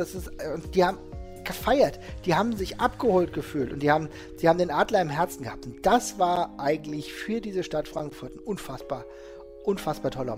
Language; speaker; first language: German; native; German